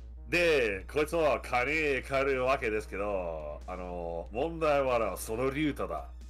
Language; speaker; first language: Japanese; non-native, fluent; English